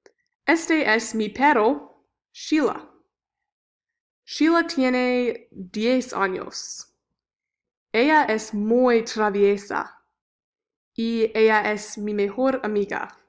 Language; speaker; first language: Spanish; non-native, learner; English